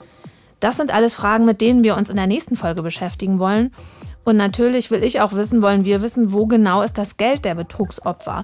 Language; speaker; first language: German; native; German